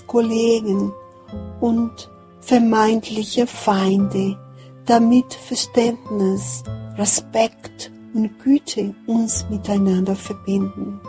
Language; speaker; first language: German; non-native, fluent; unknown